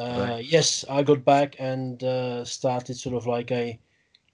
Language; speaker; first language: English; non-native, fluent; Czech